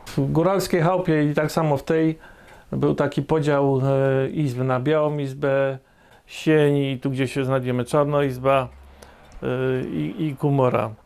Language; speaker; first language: Polish; native; Polish